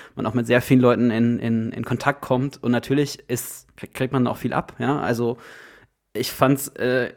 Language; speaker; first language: German; native; German